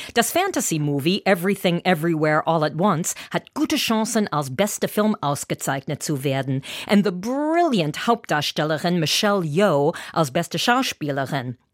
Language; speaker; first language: German; non-native, fluent; English